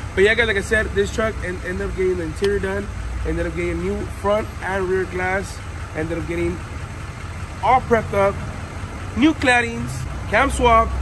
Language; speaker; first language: English; early bilingual, other home language; Spanish